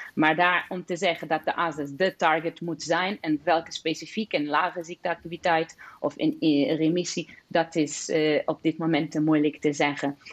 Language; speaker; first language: Dutch; non-native, fluent; Portuguese